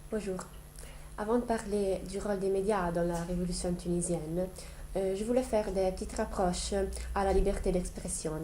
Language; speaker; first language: French; non-native, fluent; Italian